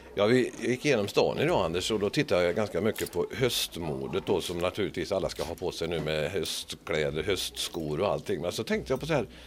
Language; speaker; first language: Swedish; native; Swedish